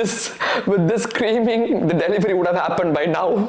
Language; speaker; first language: English; non-native, local second language; Tamil